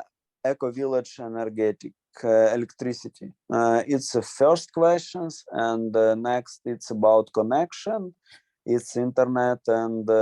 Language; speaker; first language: English; non-native, learner; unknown